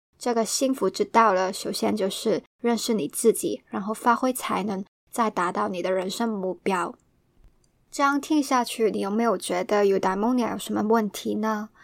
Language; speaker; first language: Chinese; non-native, local second language; Cantonese